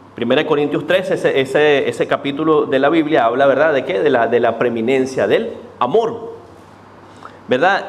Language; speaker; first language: Spanish; native; Spanish